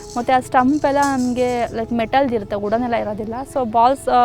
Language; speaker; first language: Kannada; native; Kannada